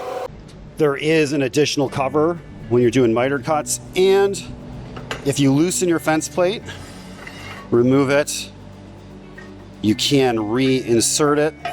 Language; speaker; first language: English; native; English